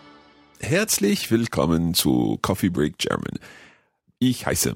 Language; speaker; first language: German; non-native, learner; English